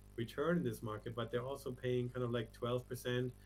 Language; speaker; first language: English; non-native, fluent; German